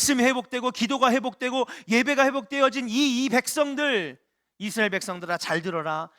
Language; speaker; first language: Korean; native; Korean